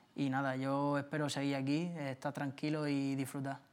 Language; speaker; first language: Spanish; native; Spanish